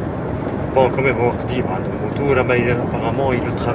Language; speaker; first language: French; non-native, local second language; Arabic